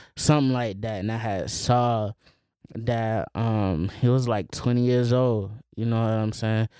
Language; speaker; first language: English; native; English